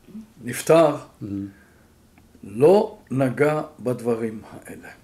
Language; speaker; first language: Hebrew; non-native, fluent; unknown